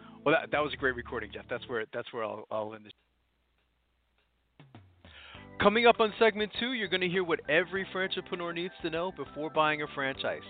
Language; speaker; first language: English; native; English